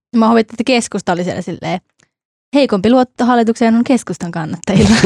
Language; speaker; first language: Finnish; native; Finnish